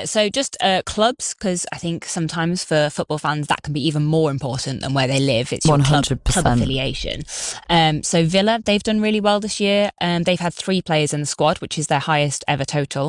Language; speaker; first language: English; native; English